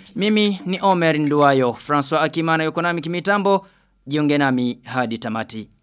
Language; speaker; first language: Swahili; non-native, local second language; Rundi